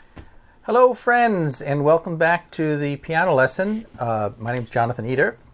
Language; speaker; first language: English; native; English